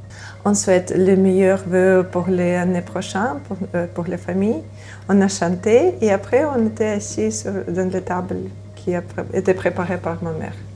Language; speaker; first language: French; non-native, learner; Ukrainian